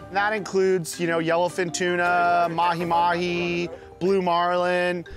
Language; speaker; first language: English; native; English